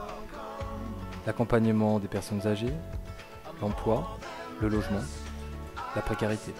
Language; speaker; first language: French; native; French